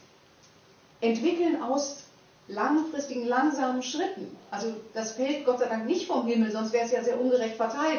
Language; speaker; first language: German; native; German